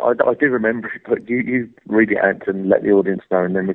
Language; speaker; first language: English; native; English